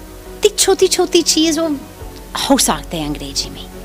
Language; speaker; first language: Hindi; non-native, fluent; English